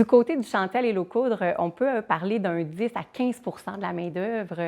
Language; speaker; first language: French; native; French